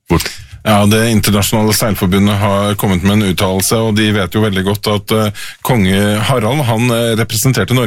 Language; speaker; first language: Norwegian; native; Norwegian